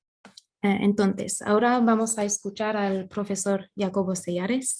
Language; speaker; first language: Spanish; non-native, fluent; English